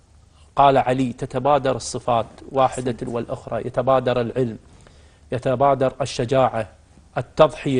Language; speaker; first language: Arabic; native; Arabic